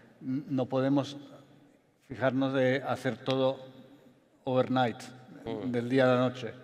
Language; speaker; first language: Spanish; non-native, fluent; Italian